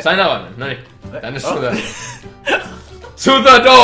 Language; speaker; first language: Finnish; native; Finnish